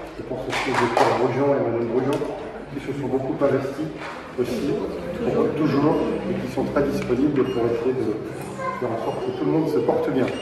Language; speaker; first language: French; native; French